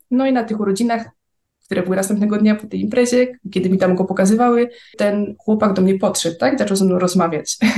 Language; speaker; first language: Polish; native; Polish